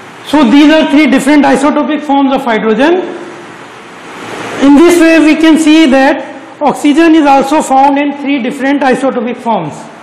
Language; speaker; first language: English; non-native, local second language; Urdu